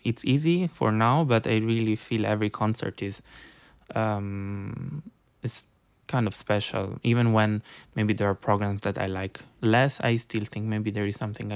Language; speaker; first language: English; non-native, fluent; Italian